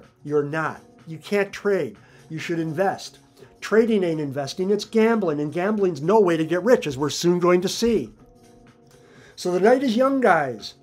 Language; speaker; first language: English; native; English